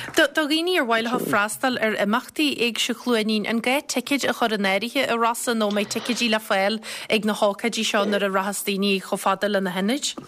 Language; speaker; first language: Irish; native; Irish